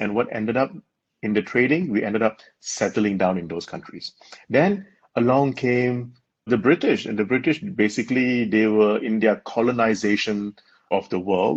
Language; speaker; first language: English; non-native, local second language; Tamil